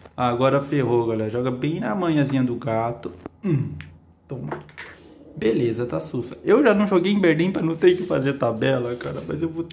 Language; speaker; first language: Portuguese; native; Portuguese